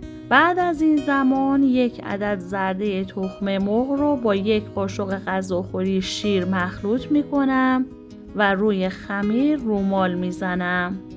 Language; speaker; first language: Persian; native; Persian